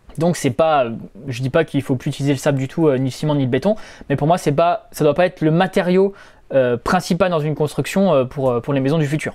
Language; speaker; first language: French; native; French